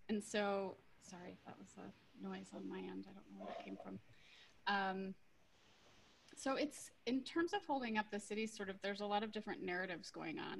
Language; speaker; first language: English; native; English